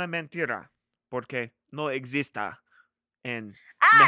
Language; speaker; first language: Spanish; non-native, learner; English